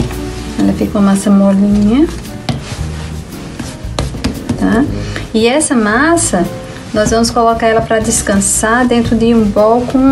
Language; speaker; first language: Portuguese; native; Portuguese